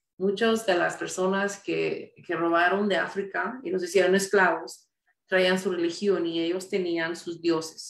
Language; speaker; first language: Spanish; early bilingual, heritage; Spanish